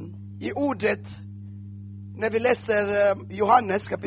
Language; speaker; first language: Swedish; non-native, fluent; French